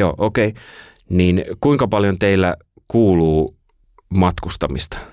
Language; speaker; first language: Finnish; native; Finnish